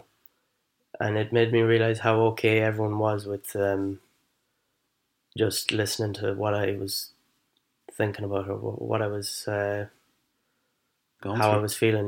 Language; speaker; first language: English; native; English